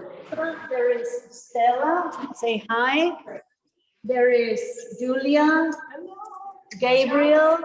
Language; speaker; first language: English; non-native, fluent; Spanish